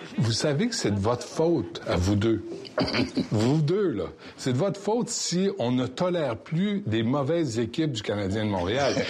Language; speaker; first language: French; native; French